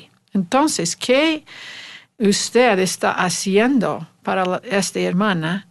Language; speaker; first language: Spanish; non-native, learner; English